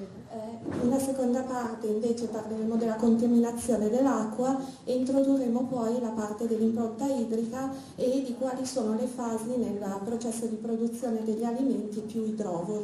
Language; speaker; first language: Italian; native; Italian